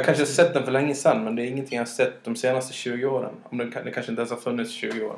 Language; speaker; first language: Swedish; native; Swedish